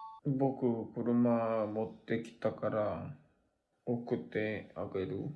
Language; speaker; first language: Japanese; non-native, learner; Korean